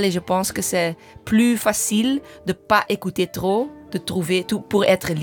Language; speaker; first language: French; non-native, learner; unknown